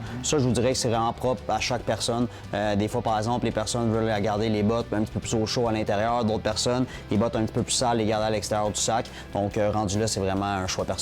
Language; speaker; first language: French; native; French